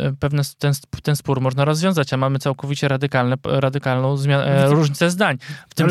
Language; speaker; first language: Polish; native; Polish